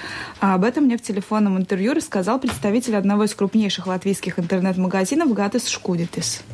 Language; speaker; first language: Russian; native; Russian